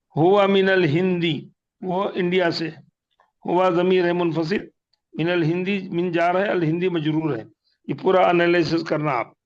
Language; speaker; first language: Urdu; native; Urdu